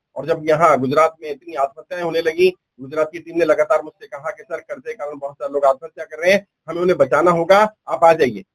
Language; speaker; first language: Hindi; native; Hindi